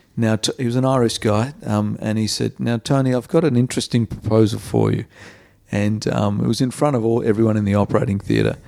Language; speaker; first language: English; native; English